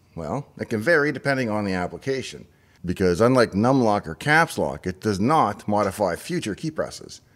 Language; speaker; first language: English; native; English